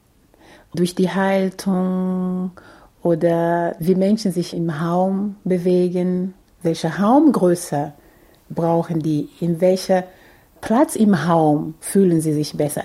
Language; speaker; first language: German; non-native, fluent; Portuguese